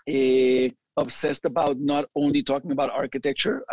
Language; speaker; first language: English; early bilingual, other home language; Spanish